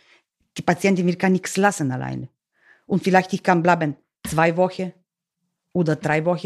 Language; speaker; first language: German; non-native, learner; Bulgarian